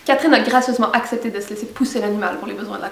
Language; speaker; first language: French; native; French